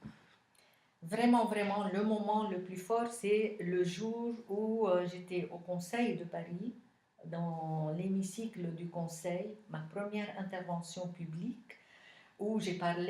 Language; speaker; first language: French; non-native, local second language; Arabic